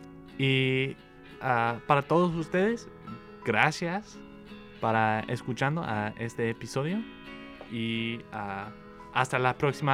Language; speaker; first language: Spanish; non-native, learner; English